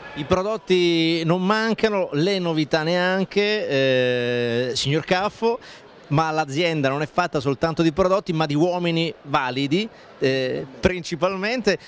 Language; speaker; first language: Italian; native; Italian